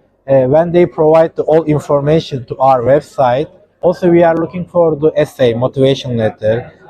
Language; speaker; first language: English; non-native, fluent; Turkish